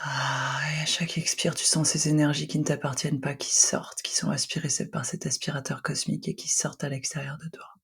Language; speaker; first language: French; native; French